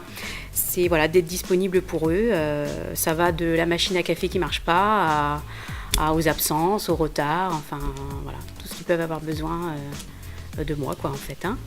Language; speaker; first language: French; native; French